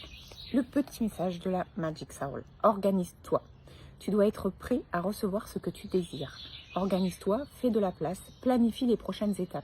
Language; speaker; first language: French; native; French